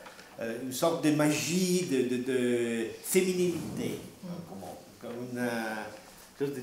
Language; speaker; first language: French; non-native, learner; Italian